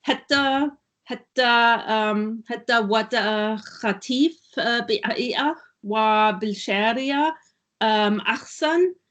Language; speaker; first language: Arabic; non-native, learner; German